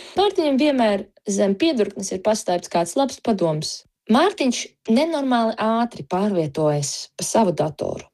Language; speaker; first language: Latvian; native; Latvian